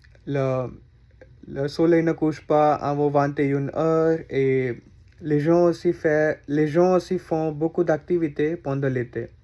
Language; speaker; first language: French; non-native, learner; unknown